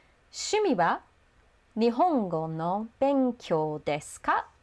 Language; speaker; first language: Japanese; non-native, fluent; English